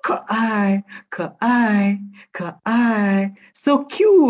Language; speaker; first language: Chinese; non-native, fluent; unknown